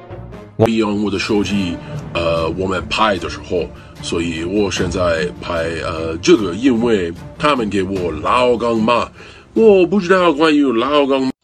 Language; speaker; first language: Chinese; non-native, learner; English